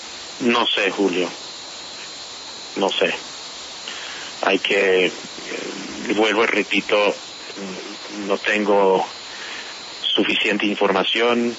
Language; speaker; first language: Spanish; non-native, fluent; English